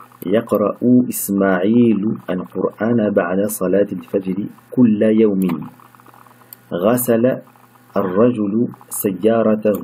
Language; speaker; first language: Arabic; non-native, fluent; French